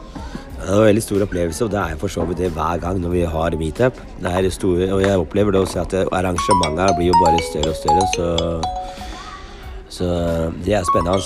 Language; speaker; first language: Norwegian; native; Norwegian